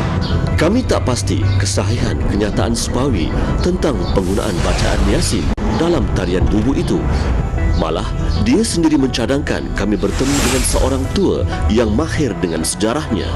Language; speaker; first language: Malay; native; Malay